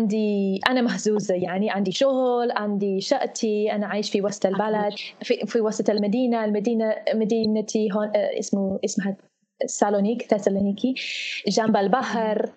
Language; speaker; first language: Arabic; non-native, fluent; English